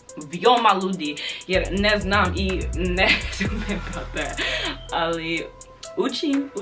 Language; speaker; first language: Bosnian; non-native, learner; English